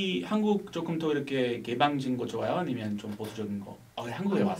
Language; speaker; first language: Korean; non-native, fluent; English